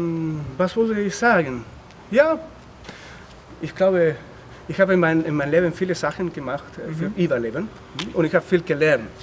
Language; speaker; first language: German; non-native, learner; Spanish